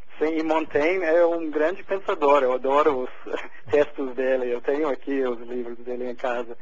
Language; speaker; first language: Portuguese; non-native, fluent; English